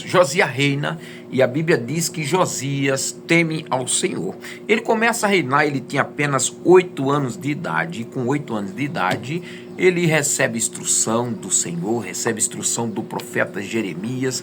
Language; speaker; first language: Portuguese; native; Portuguese